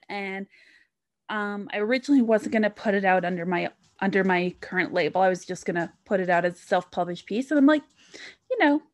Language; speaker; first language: English; native; English